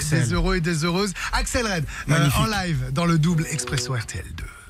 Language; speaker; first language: French; native; French